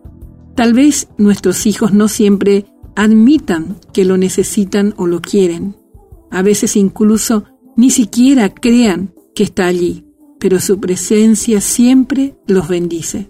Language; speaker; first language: Spanish; native; Spanish